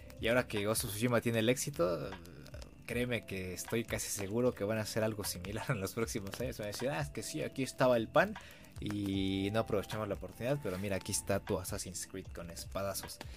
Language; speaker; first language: Spanish; native; Spanish